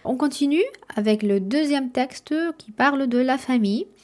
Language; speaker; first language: French; non-native, fluent; Spanish